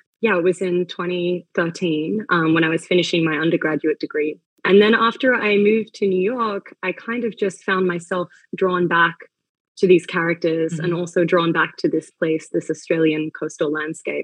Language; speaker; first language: English; native; English